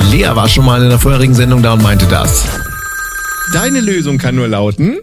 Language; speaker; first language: German; native; German